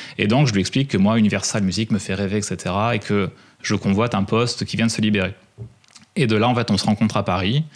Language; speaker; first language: French; native; French